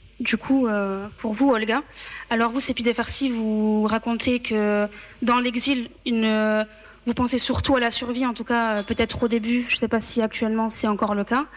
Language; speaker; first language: French; native; French